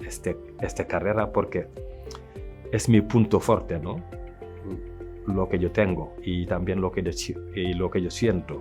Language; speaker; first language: Spanish; non-native, local second language; French